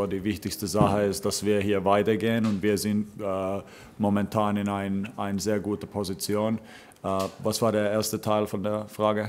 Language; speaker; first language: German; non-native, fluent; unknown